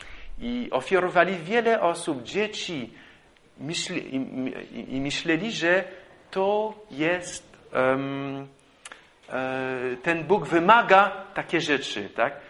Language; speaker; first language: Polish; non-native, fluent; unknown